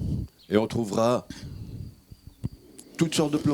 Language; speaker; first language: French; native; French